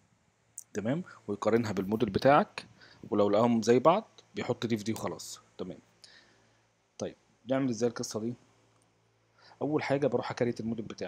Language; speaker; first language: Arabic; native; Arabic